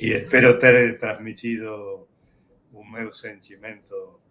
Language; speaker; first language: Portuguese; non-native, fluent; Spanish